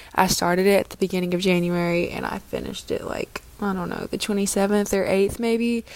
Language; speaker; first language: English; native; English